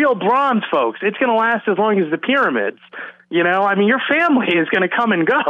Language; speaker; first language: English; native; English